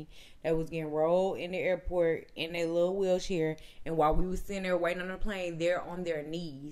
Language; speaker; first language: English; native; English